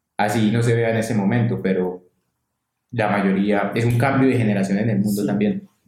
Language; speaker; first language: Spanish; native; Spanish